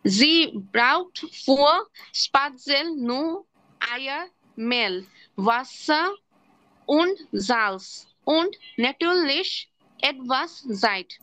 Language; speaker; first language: German; non-native, learner; Bangla